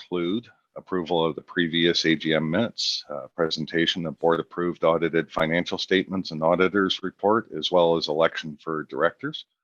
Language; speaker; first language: English; native; English